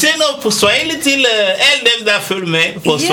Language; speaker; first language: Danish; non-native, fluent; French